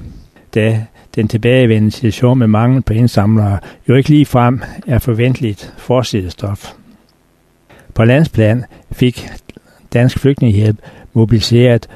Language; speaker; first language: Danish; native; Danish